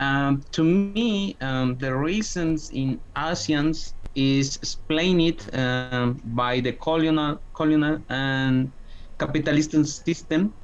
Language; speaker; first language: English; non-native, learner; Spanish